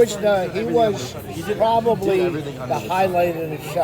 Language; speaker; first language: English; native; English